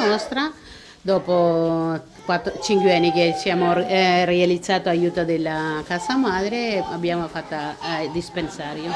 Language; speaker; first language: Italian; non-native, learner; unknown